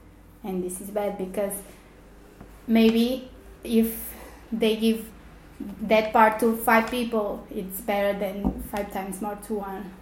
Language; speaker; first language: English; non-native, fluent; Portuguese